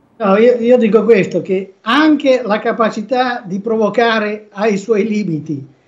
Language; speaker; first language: Italian; native; Italian